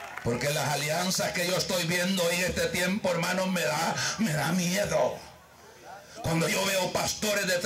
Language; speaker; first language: Spanish; native; Spanish